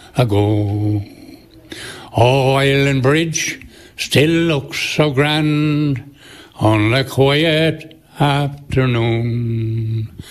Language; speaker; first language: English; native; English